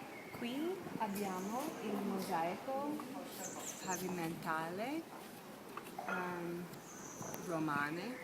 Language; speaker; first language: Italian; non-native, learner; English